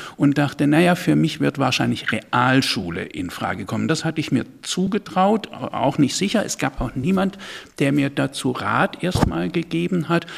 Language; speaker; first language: German; native; German